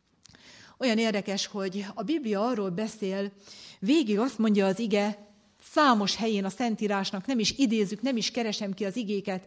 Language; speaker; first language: Hungarian; native; Hungarian